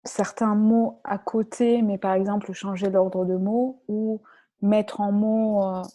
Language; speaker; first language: French; non-native, fluent; Russian